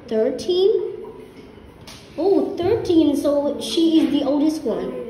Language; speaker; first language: English; non-native, fluent; Vietnamese